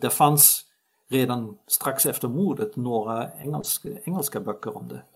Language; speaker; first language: Swedish; non-native, fluent; Dutch